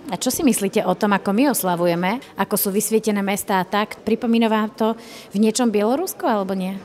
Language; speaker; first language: Slovak; native; Slovak